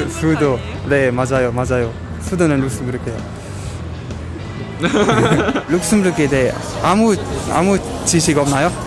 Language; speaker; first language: Korean; non-native, fluent; Luxembourgish